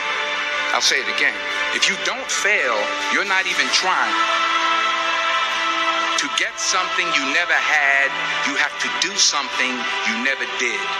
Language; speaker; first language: English; native; English